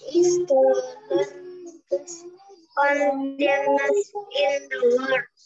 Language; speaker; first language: English; non-native, learner; Indonesian